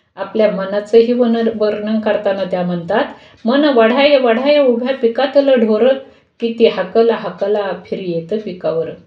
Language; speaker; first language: Marathi; native; Marathi